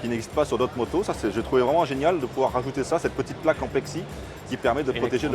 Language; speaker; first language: French; native; French